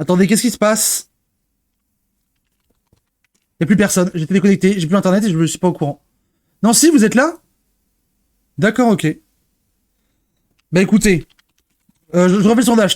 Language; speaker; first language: French; native; French